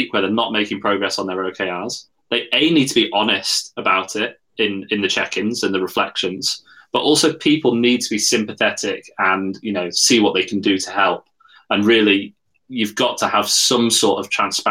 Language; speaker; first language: English; native; English